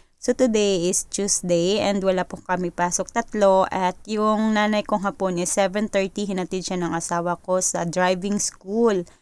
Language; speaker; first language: Filipino; non-native, local second language; Cebuano